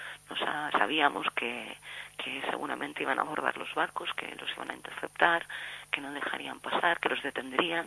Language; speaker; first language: Spanish; native; Spanish